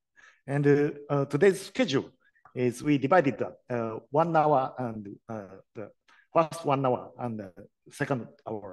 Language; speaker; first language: English; non-native, learner; Japanese